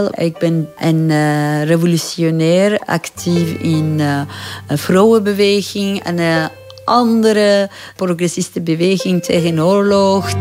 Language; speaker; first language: Dutch; non-native, learner; Persian